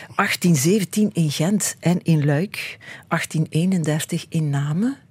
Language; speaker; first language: Dutch; native; Dutch